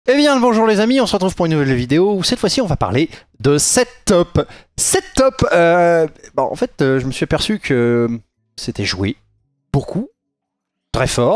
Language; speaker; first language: French; native; French